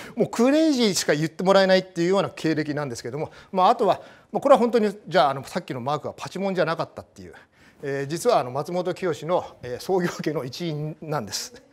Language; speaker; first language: Japanese; native; Japanese